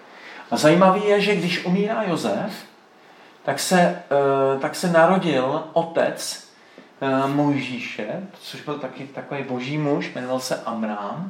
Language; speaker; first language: Czech; native; Czech